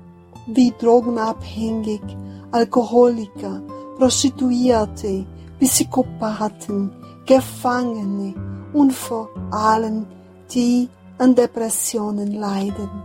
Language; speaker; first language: German; non-native, fluent; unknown